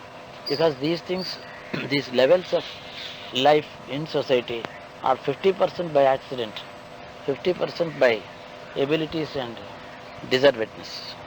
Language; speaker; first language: English; non-native, local second language; Telugu